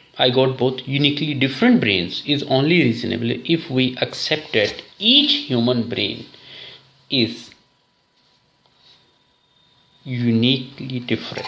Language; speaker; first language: English; non-native, local second language; Hindi